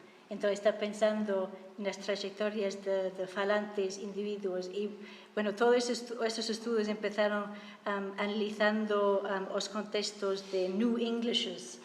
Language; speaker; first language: Galician; non-native, fluent; English